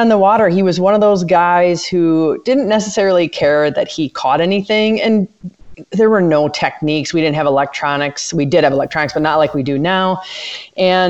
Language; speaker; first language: English; native; English